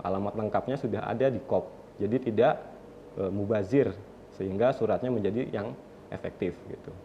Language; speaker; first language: Indonesian; native; Indonesian